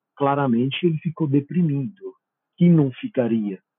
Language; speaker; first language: Portuguese; non-native, fluent; Italian